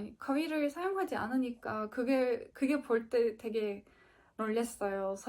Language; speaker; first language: Korean; non-native, fluent; Turkish